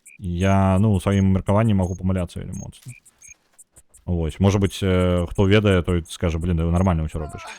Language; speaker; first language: Belarusian; non-native, local second language; Russian